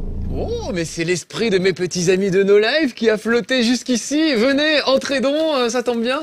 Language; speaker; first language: French; native; French